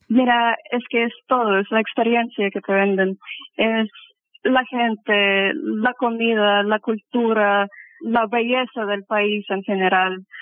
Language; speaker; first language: Spanish; early bilingual, heritage; Spanish